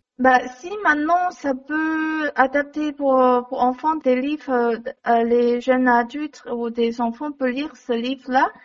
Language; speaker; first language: French; non-native, learner; Chinese